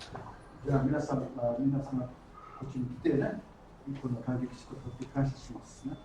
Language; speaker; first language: Japanese; early bilingual, heritage; Portuguese